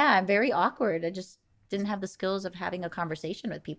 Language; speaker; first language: English; native; English